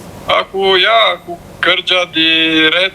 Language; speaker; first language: Indonesian; non-native, learner; Romanian